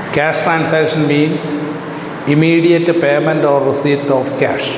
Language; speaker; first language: English; non-native, local second language; Malayalam